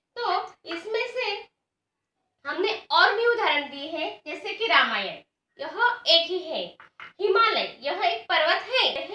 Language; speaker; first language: Hindi; non-native, local second language; Marathi